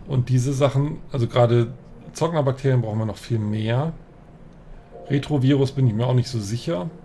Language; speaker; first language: German; native; German